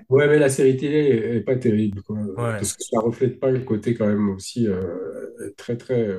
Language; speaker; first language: French; native; French